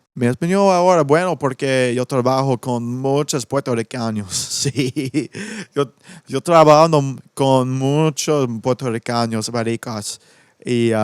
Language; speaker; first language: Spanish; non-native, learner; English